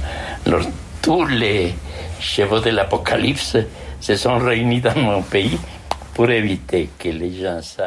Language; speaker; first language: French; non-native, fluent; Spanish